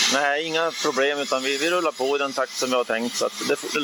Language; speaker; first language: Swedish; native; Swedish